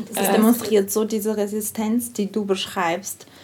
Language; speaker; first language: German; non-native, fluent; Ukrainian